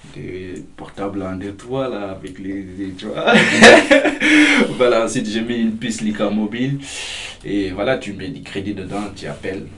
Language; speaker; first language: French; non-native, local second language; Fula